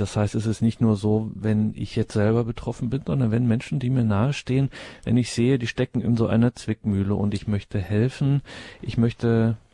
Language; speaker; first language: German; native; German